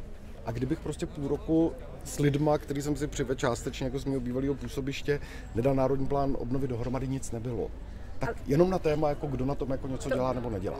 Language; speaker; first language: Czech; native; Czech